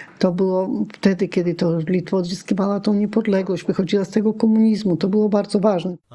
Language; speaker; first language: Polish; non-native, local second language; Lithuanian